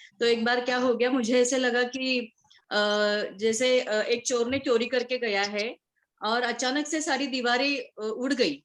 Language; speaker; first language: Hindi; non-native, local second language; Marathi